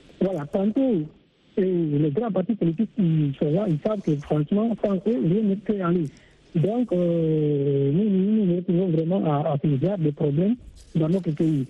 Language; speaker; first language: French; non-native, local second language; Fula